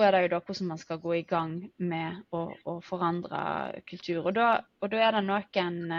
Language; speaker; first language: Norwegian; native; Norwegian